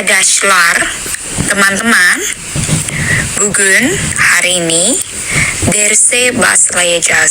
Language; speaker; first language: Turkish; non-native, learner; Indonesian